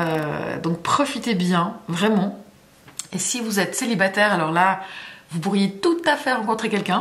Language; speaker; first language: French; native; French